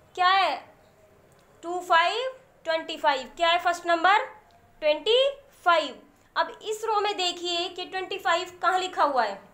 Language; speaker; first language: Hindi; native; Hindi